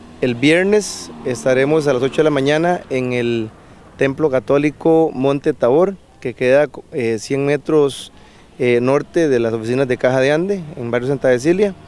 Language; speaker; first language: Spanish; native; Spanish